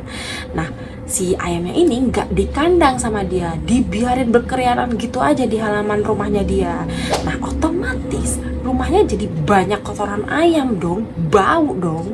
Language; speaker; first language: Indonesian; native; Indonesian